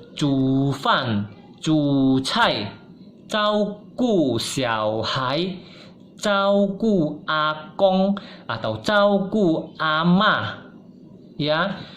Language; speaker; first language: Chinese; non-native, fluent; Indonesian